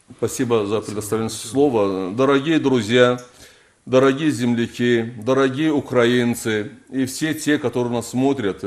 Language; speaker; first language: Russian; non-native, local second language; Azerbaijani